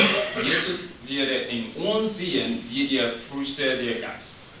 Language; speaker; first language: German; non-native, learner; English